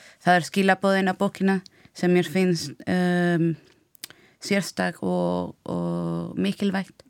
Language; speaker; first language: Icelandic; non-native, learner; Spanish